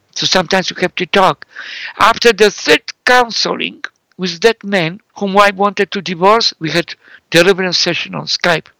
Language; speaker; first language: English; non-native, fluent; Polish